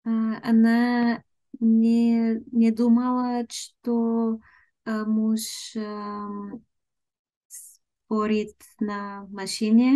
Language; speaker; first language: Russian; non-native, learner; Bulgarian